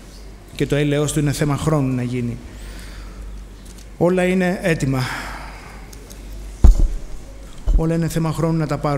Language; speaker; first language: Greek; native; Greek